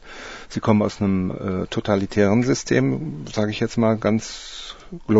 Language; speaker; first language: German; native; German